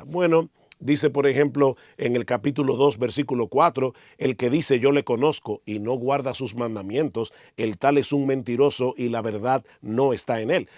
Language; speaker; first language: Spanish; native; Spanish